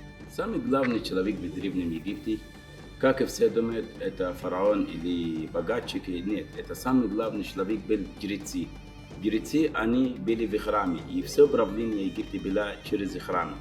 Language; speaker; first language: Russian; non-native, learner; Arabic